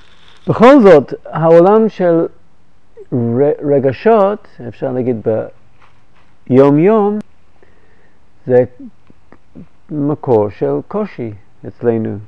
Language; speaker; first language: Hebrew; non-native, fluent; English